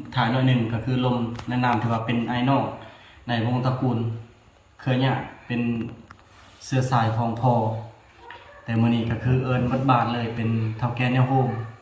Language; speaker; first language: Lao; non-native, local second language; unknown